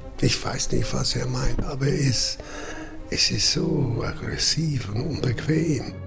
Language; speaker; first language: German; non-native, fluent; English